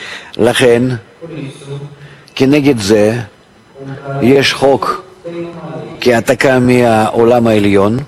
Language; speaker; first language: Hebrew; non-native, fluent; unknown